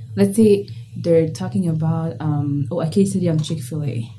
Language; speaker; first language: English; non-native, local second language; Kinyarwanda